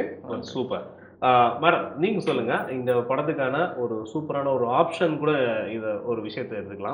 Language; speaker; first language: Tamil; native; Tamil